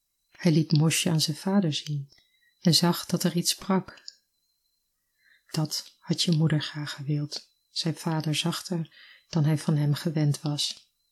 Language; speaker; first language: Dutch; native; Dutch